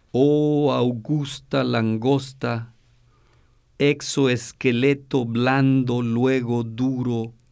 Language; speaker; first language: English; non-native, fluent; Spanish